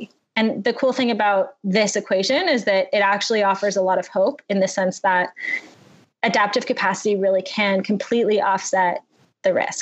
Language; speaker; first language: English; native; English